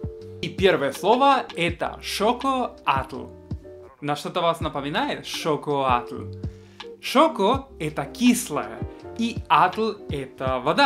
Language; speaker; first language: Russian; non-native, fluent; Spanish